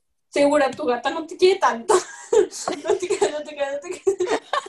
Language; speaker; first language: Spanish; native; Spanish